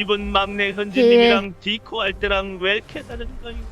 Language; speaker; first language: Korean; native; Korean